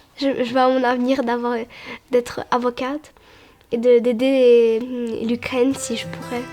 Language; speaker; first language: French; early bilingual, other home language; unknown